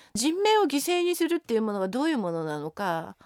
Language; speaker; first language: Japanese; non-native, fluent; Korean